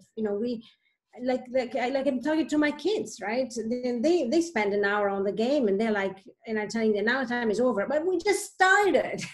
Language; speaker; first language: English; non-native, fluent; Italian